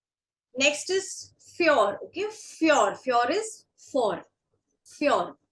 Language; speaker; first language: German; non-native, fluent; Hindi